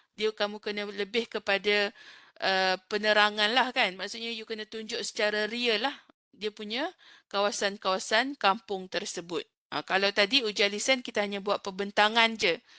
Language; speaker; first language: Malay; native; Malay